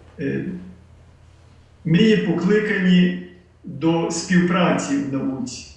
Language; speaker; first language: Ukrainian; early bilingual, heritage; Ukrainian